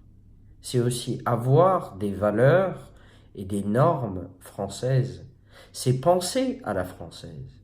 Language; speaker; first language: French; native; French